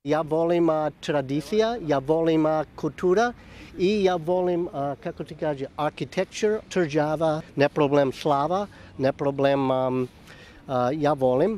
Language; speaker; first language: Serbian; non-native, learner; English